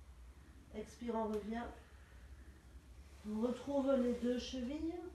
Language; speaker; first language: French; native; French